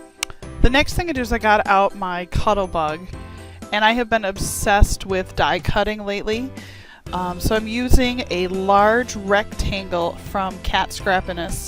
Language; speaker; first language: English; native; English